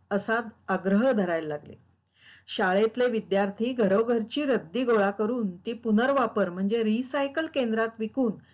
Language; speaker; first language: Marathi; native; Marathi